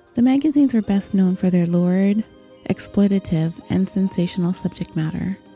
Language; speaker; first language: English; native; English